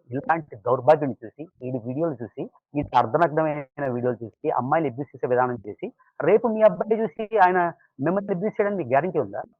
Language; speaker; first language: Telugu; native; Telugu